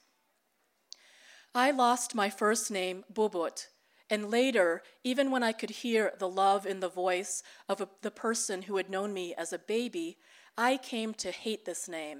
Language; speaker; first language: English; early bilingual, other home language; Filipino